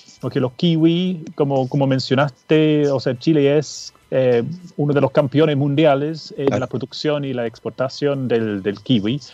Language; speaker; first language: Spanish; non-native, fluent; English